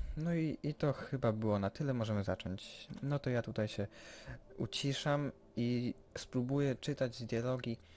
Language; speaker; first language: Polish; early bilingual, heritage; Polish